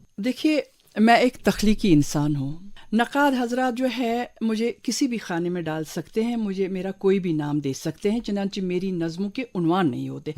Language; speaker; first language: Urdu; non-native, local second language; Kashmiri